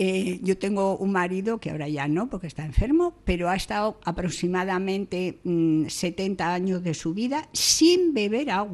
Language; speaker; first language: Spanish; native; Spanish